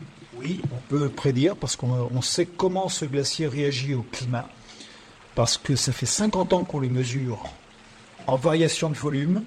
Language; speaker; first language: French; native; French